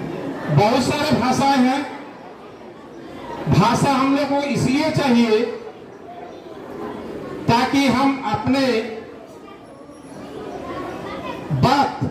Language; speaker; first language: Hindi; non-native, local second language; Odia